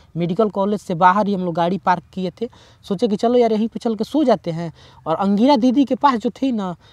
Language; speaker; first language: Hindi; native; Hindi